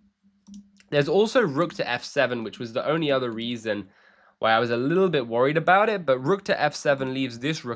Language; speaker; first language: English; native; English